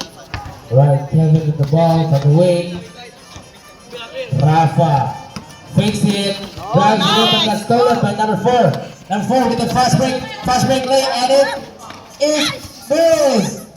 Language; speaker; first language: English; non-native, local second language; Indonesian